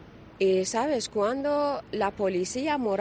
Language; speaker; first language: Spanish; non-native, learner; Persian